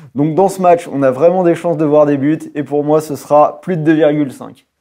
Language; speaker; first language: French; native; French